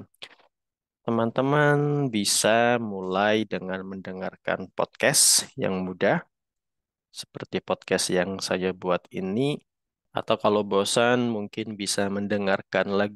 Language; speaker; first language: Indonesian; native; Indonesian